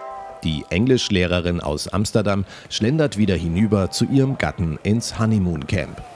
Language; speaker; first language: German; native; German